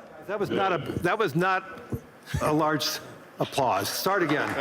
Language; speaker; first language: English; native; English